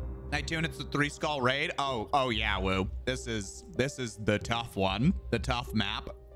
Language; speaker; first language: English; native; English